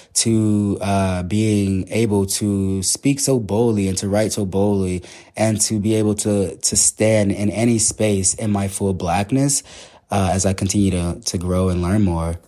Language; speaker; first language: English; native; English